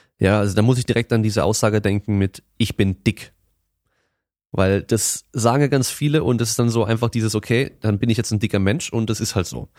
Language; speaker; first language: German; native; German